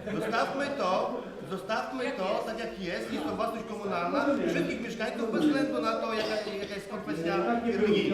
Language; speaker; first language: Polish; native; Polish